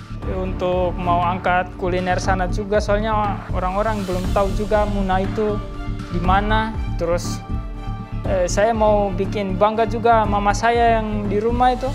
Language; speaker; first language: Indonesian; non-native, local second language; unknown